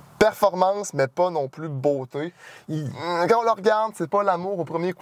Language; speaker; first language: French; native; French